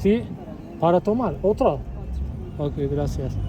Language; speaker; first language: Spanish; non-native, learner; Turkish